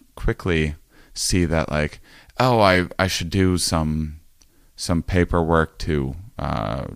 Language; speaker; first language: English; native; English